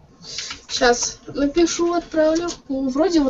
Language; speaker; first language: Russian; native; Russian